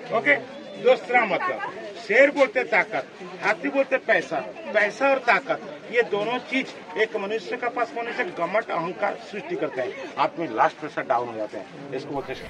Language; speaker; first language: Hindi; non-native, local second language; Odia